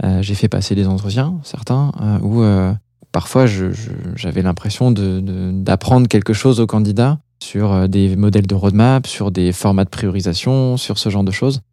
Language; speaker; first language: French; native; French